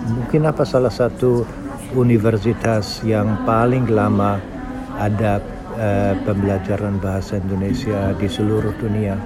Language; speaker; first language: Indonesian; non-native, fluent; German